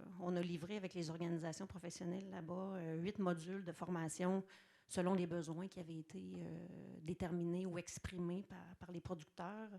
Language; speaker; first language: French; native; French